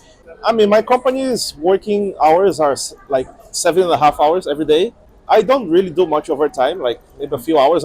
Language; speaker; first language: English; non-native, fluent; Portuguese